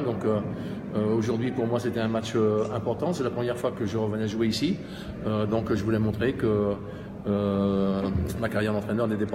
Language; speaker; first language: French; native; French